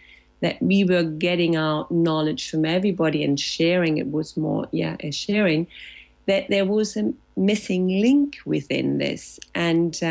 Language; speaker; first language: English; non-native, fluent; German